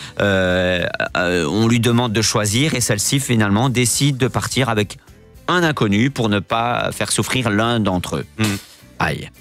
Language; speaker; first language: French; native; French